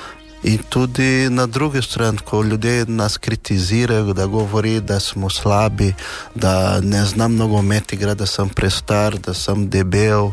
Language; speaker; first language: Slovenian; non-native, fluent; Portuguese